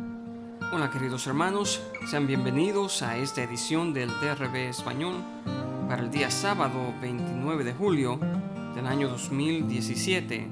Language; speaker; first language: Spanish; native; Spanish